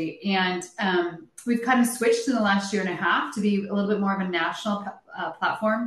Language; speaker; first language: English; native; English